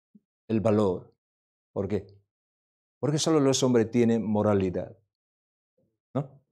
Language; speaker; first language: Spanish; non-native, learner; Korean